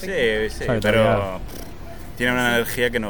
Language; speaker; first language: Spanish; native; Spanish